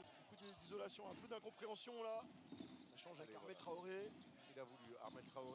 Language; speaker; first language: French; native; French